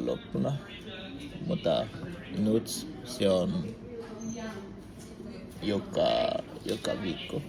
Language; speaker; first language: Finnish; non-native, learner; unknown